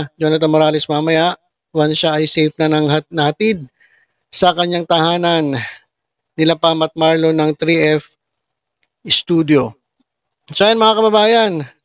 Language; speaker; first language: Filipino; native; Filipino